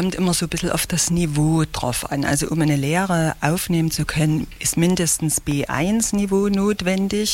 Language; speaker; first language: German; native; German